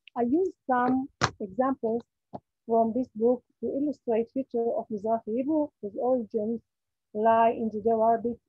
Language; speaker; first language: English; non-native, fluent; Hebrew